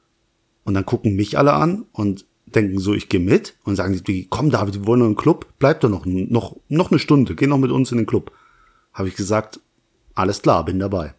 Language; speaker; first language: German; native; German